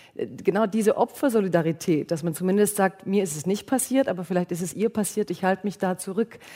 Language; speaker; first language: German; native; German